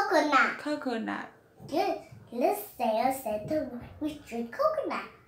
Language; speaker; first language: English; non-native, learner; Vietnamese